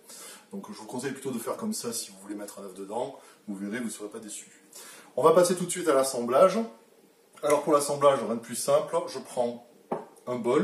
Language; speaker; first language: French; native; French